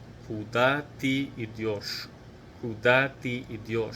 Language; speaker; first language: Russian; non-native, fluent; English